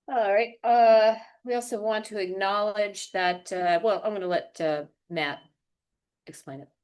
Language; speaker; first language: English; native; English